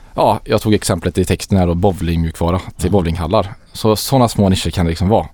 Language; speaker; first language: Swedish; native; Swedish